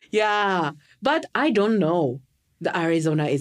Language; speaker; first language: English; non-native, learner; Japanese